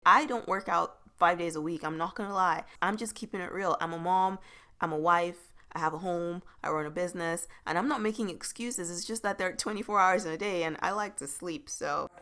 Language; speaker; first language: English; native; English